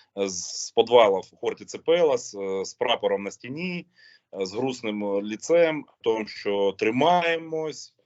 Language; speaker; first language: Ukrainian; non-native, local second language; Russian